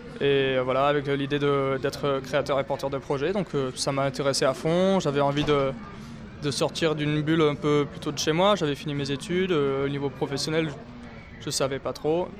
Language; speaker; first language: French; native; French